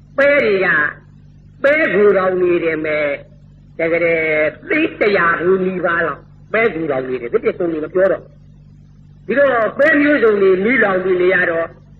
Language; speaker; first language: Burmese; native; Burmese